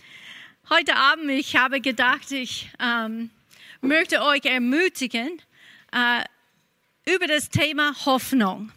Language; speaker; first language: German; non-native, fluent; English